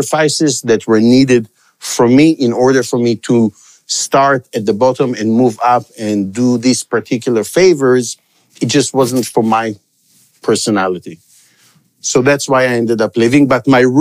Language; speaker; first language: English; non-native, local second language; Hebrew